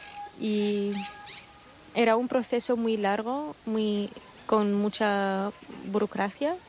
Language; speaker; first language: Spanish; non-native, fluent; Arabic